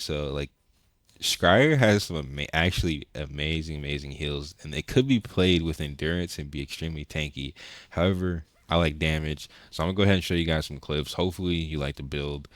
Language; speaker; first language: English; native; English